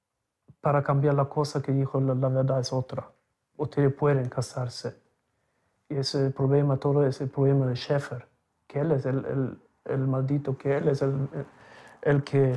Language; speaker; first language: Spanish; non-native, local second language; German